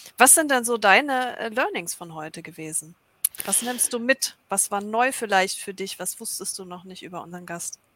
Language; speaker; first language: German; native; German